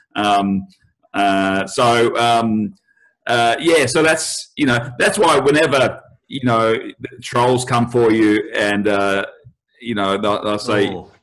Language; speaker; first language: English; native; English